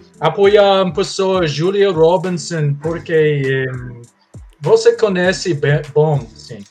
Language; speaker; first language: Portuguese; non-native, learner; English